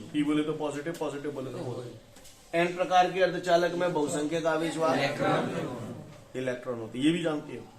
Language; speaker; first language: Hindi; native; Hindi